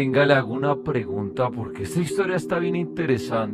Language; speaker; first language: Spanish; native; Spanish